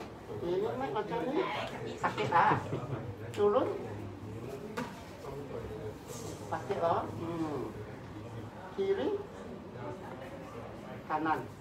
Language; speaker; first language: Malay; non-native, local second language; Cantonese